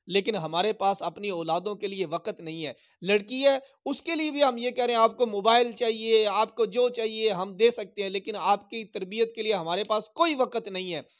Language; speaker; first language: Urdu; non-native, local second language; Punjabi